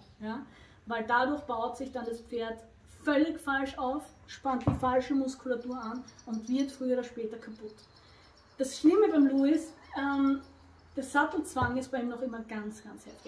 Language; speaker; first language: German; native; German